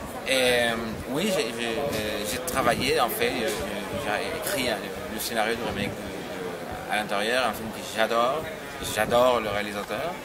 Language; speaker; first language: French; non-native, fluent; Spanish